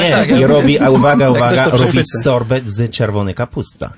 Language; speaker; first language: Polish; non-native, learner; French